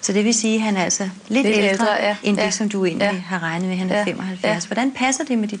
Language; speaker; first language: Danish; native; Danish